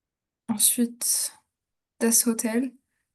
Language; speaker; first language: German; non-native, learner; French